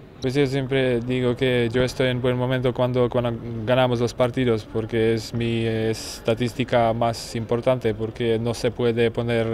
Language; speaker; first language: Spanish; non-native, fluent; Czech